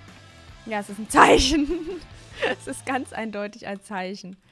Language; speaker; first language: German; native; German